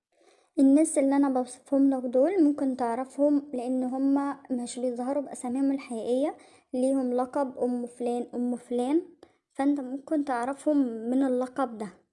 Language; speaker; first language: Arabic; native; Arabic